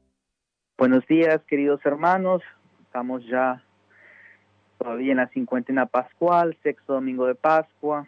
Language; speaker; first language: Spanish; native; Spanish